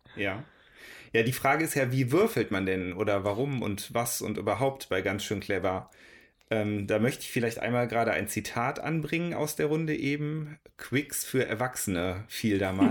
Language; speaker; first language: German; native; German